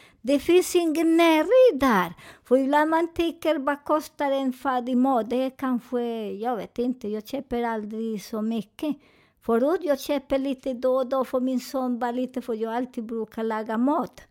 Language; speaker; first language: Swedish; non-native, fluent; Spanish